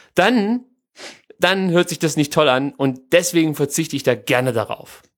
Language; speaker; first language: German; native; German